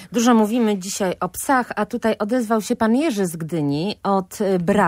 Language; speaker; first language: Polish; native; Polish